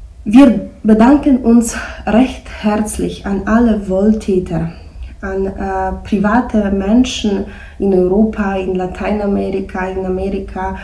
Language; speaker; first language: German; non-native, fluent; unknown